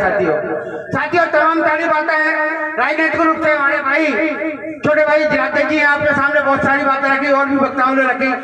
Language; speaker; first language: Hindi; native; Hindi